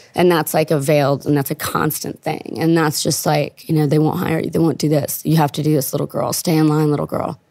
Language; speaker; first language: English; non-native, fluent; Italian